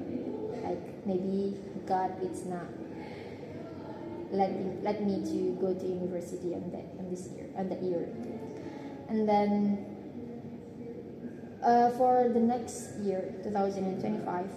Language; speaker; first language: English; non-native, learner; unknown